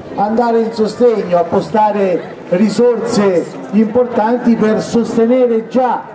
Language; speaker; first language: Italian; native; Italian